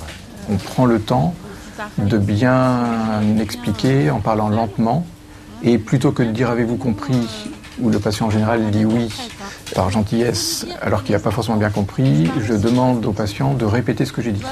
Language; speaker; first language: French; native; French